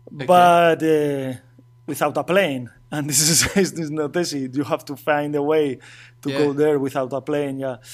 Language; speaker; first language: English; non-native, learner; Spanish